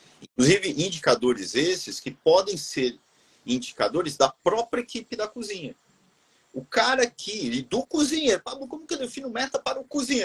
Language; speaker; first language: Portuguese; native; Portuguese